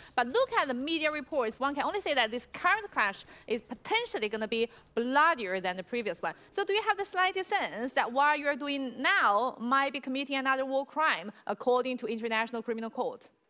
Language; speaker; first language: English; non-native, fluent; Chinese